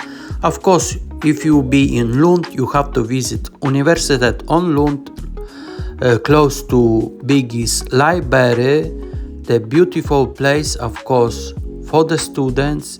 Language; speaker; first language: English; non-native, learner; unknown